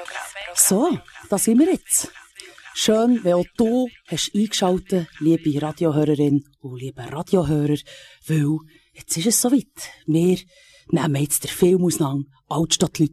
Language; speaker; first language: German; native; German